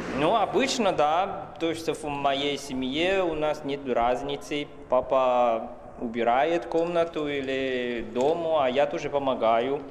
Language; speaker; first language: Russian; non-native, fluent; Chinese